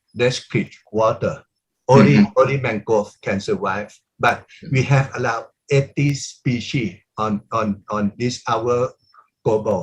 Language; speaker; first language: English; non-native, learner; Thai